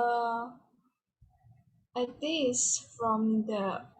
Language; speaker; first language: English; non-native, learner; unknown